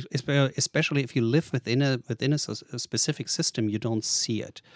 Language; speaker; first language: English; non-native, fluent; German